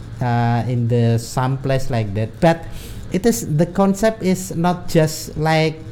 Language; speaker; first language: English; non-native, learner; Indonesian